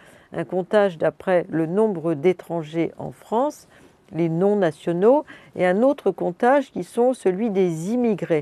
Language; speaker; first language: French; native; French